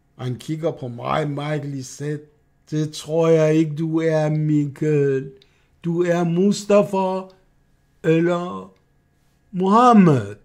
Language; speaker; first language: Danish; non-native, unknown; Persian